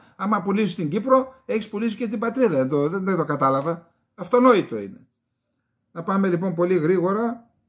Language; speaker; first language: Greek; native; Greek